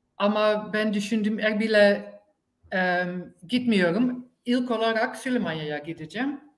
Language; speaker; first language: Turkish; non-native, learner; Dutch